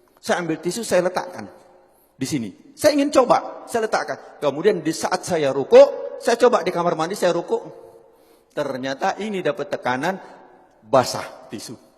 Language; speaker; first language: Indonesian; non-native, local second language; Javanese